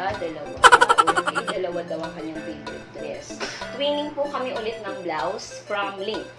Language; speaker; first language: Filipino; non-native, local second language; Iloko